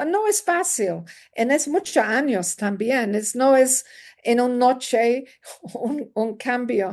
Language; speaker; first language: Spanish; non-native, learner; English